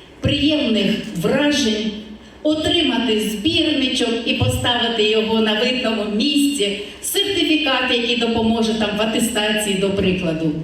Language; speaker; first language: Ukrainian; native; Ukrainian